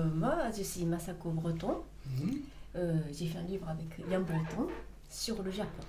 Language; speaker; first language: French; non-native, fluent; Japanese